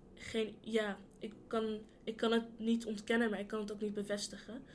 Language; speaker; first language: Dutch; early bilingual, other home language; Yoruba